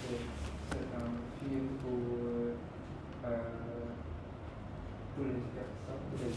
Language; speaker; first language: French; non-native, learner; Khmer